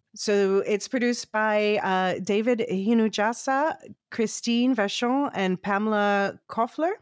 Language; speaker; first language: English; native; English